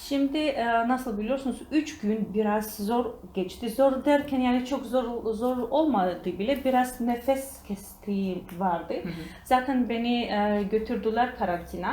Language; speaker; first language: Turkish; non-native, learner; Georgian